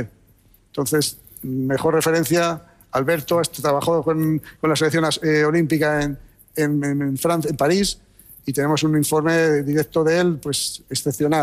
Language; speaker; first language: Spanish; native; Spanish